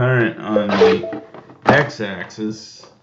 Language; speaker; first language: English; native; English